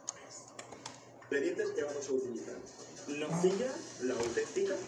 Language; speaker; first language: Spanish; native; Spanish